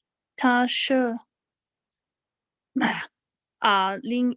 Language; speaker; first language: Chinese; non-native, learner; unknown